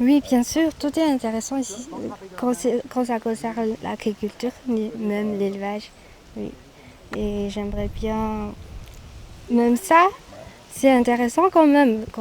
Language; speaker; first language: French; non-native, local second language; Malagasy